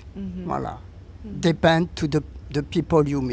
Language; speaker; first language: English; non-native, learner; French